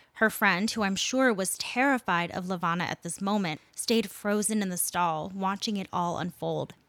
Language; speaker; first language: English; native; English